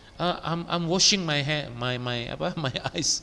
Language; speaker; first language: English; non-native, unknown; Indonesian